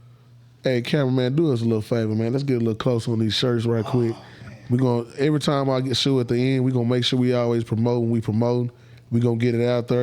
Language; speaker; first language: English; native; English